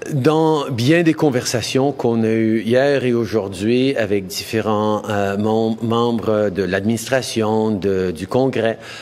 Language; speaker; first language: French; native; French